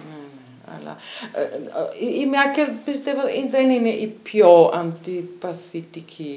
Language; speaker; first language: Greek; non-native, learner; German